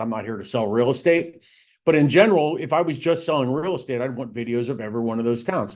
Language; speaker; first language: English; native; English